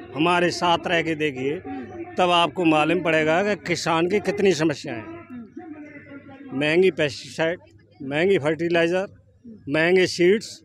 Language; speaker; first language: Hindi; native; Hindi